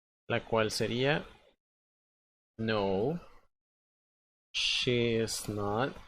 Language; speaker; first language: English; non-native, fluent; Spanish